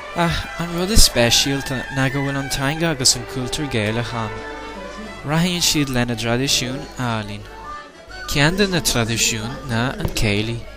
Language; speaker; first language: Irish; non-native, local second language; English